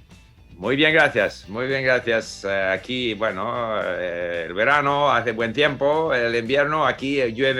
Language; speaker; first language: Spanish; non-native, fluent; English